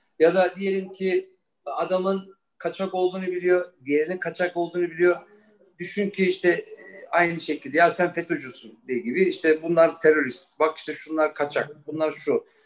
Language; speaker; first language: Turkish; early bilingual, heritage; Turkish